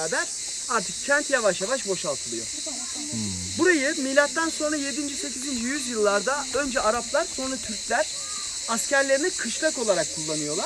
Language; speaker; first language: Turkish; native; Turkish